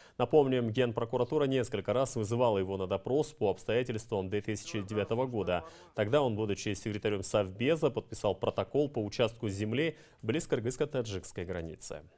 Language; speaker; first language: Russian; non-native, local second language; Kyrgyz